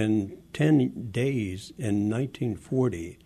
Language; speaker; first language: English; early bilingual, other home language; Western Frisian